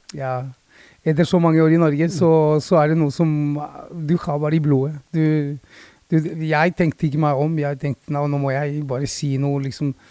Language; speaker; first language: Norwegian; early bilingual, other home language; Spanish